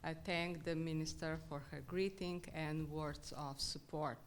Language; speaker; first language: English; non-native, fluent; Slovenian